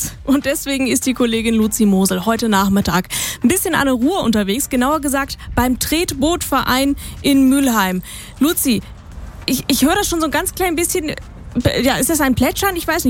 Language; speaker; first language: German; native; German